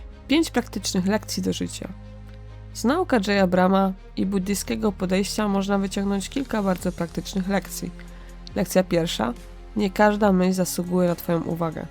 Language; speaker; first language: Polish; native; Polish